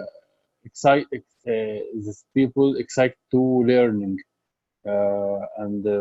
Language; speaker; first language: English; non-native, learner; Arabic